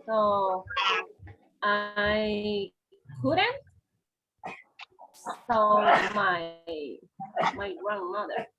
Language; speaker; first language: English; non-native, learner; Spanish